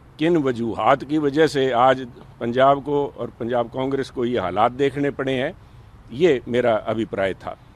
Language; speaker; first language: Hindi; non-native, local second language; Punjabi